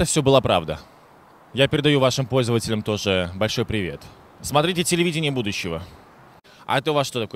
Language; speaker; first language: Russian; native; Russian